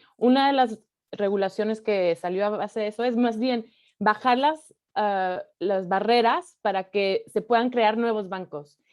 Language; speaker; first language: Spanish; early bilingual, heritage; Spanish